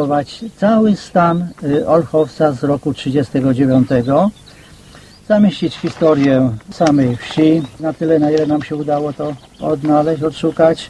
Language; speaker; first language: Polish; native; Polish